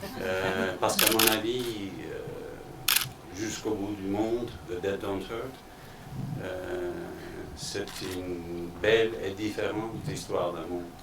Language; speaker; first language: French; non-native, fluent; Danish